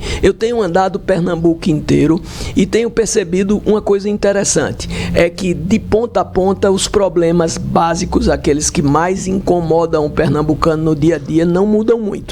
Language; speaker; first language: Portuguese; native; Portuguese